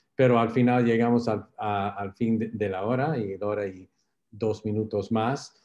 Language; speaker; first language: Spanish; non-native, fluent; English